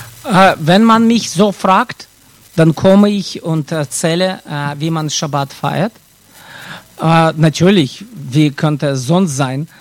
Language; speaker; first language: German; non-native, fluent; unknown